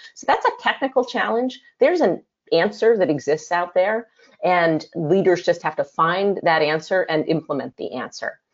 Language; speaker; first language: English; native; English